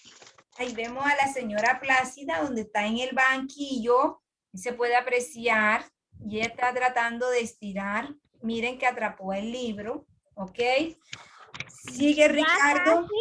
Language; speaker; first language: Spanish; native; Spanish